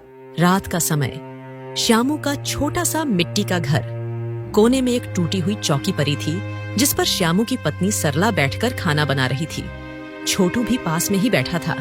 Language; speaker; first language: Hindi; native; Hindi